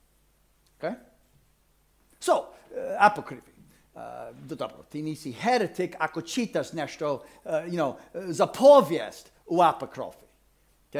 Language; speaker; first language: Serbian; non-native, fluent; English